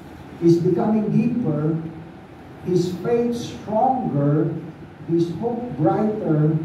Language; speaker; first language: English; non-native, local second language; Filipino